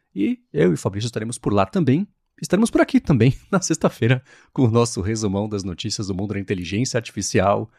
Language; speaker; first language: Portuguese; native; Portuguese